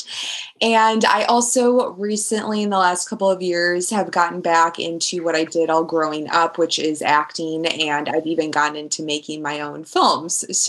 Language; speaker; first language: English; native; English